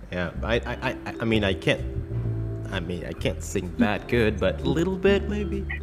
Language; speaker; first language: English; non-native, fluent; Indonesian